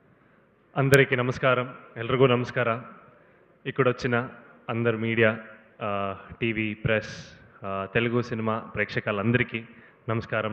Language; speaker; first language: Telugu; non-native, learner; Kannada